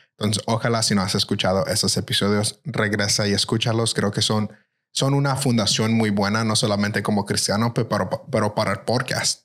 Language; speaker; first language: Spanish; early bilingual, heritage; Spanish